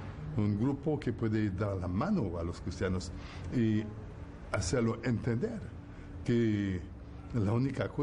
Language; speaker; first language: Spanish; non-native, fluent; Haitian Creole